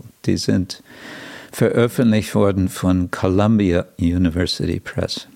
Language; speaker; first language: German; non-native, fluent; English